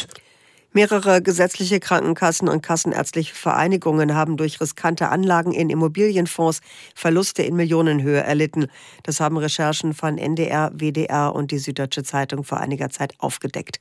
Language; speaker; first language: German; native; German